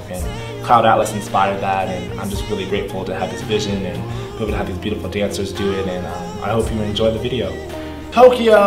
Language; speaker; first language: English; native; English